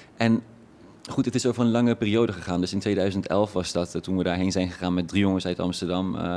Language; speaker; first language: Dutch; early bilingual, other home language; Persian